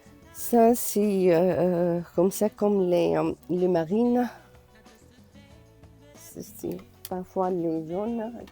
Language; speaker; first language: French; non-native, learner; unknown